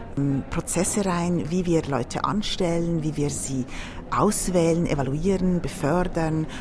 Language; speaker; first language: German; native; German